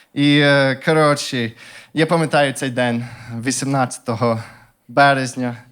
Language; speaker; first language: Ukrainian; non-native, fluent; English